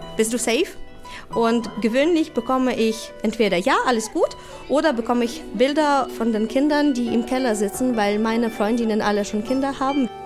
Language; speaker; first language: German; non-native, fluent; Ukrainian